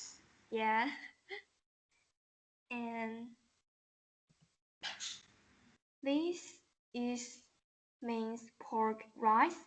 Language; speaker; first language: English; non-native, learner; Chinese